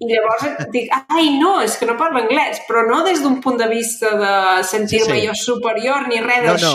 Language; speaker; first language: Catalan; native; Catalan